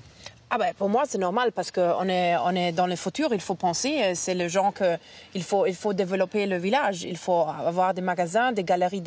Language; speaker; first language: French; non-native, fluent; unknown